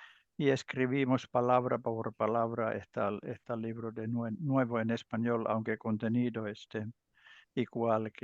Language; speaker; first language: Spanish; non-native, learner; Finnish